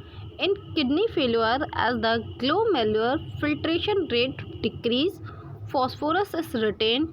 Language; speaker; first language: English; non-native, local second language; Hindi